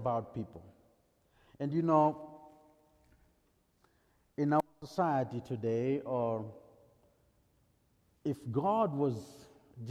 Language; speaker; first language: English; native; English